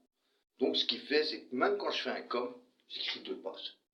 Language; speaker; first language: French; early bilingual, other home language; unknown